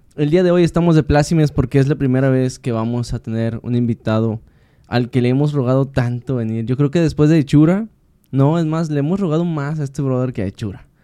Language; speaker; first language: Spanish; native; Spanish